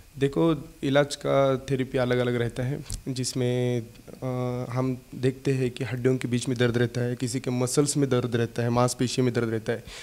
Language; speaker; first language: Hindi; non-native, local second language; Marathi